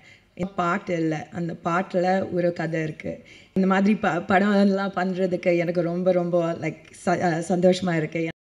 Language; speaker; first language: Tamil; early bilingual, heritage; Tamil